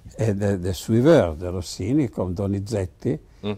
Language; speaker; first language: French; non-native, fluent; Italian